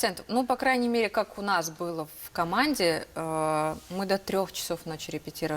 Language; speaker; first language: Russian; native; Russian